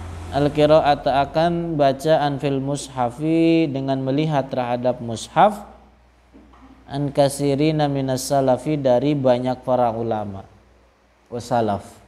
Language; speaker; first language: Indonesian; native; Indonesian